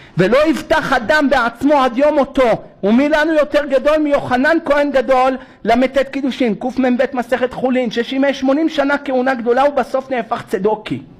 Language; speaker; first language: Hebrew; native; Hebrew